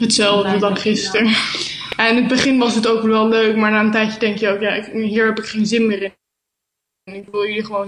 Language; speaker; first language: Dutch; early bilingual, heritage; Dutch